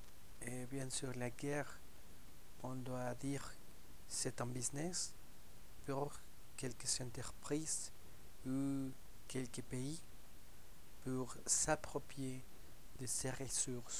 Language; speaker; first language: French; non-native, learner; Spanish